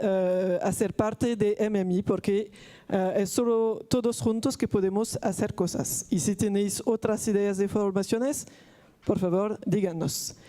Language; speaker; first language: Spanish; non-native, fluent; Italian